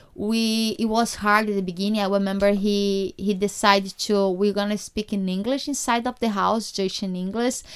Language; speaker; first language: English; non-native, learner; Portuguese